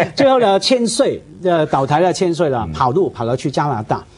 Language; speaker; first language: Chinese; non-native, fluent; Cantonese